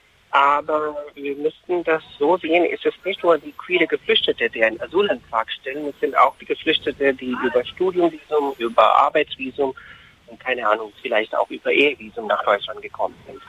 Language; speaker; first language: German; non-native, fluent; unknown